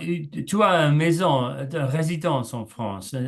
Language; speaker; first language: French; non-native, learner; English